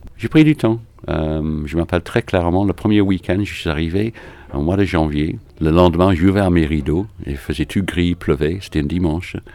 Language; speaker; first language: French; non-native, fluent; English